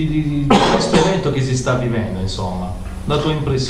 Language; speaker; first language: Italian; native; Italian